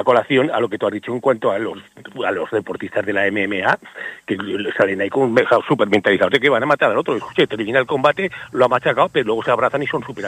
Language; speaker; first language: Spanish; native; Spanish